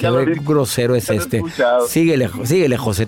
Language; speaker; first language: Spanish; native; Spanish